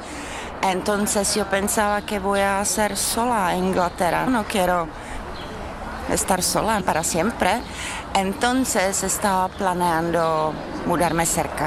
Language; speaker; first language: Spanish; non-native, learner; Czech